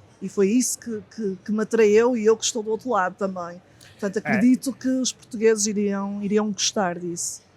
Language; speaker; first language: Portuguese; early bilingual, heritage; Portuguese